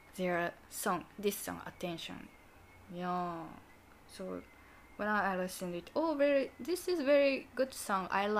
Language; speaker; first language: English; non-native, learner; Japanese